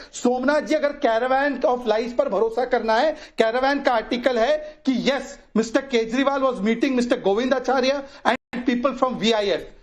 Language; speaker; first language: Hindi; native; Hindi